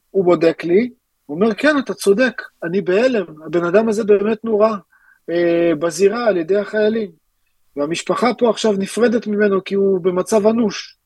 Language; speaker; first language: Hebrew; early bilingual, other home language; Russian